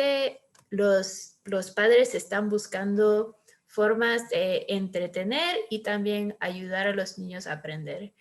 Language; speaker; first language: Spanish; early bilingual, heritage; Spanish